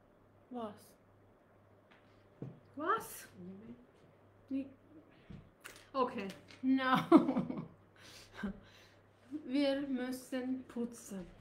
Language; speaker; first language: German; non-native, learner; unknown